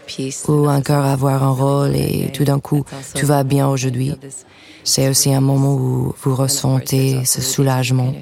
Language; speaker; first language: French; non-native, fluent; English